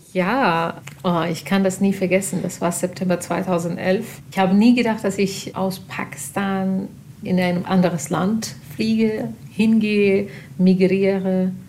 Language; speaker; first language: German; non-native, fluent; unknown